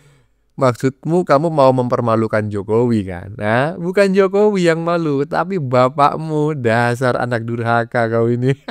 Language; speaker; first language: Indonesian; native; Indonesian